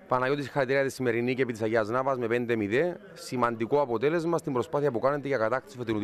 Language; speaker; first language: Greek; native; Greek